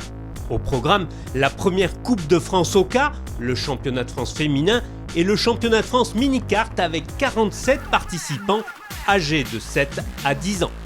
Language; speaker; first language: French; native; French